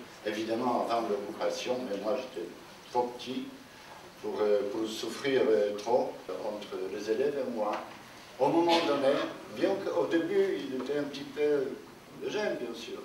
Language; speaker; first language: French; non-native, fluent; Polish